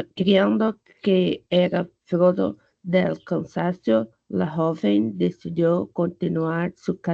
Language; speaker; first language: Spanish; non-native, learner; Portuguese